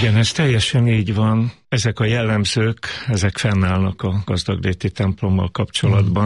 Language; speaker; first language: Hungarian; native; Hungarian